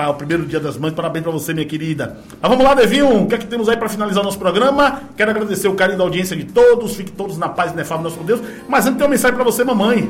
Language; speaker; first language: Portuguese; native; Portuguese